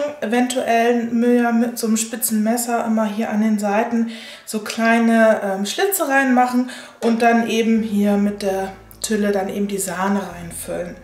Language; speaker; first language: German; native; German